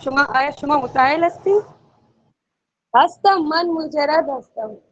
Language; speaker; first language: Persian; non-native, learner; Urdu